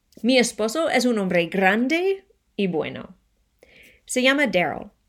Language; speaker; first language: Spanish; non-native, fluent; English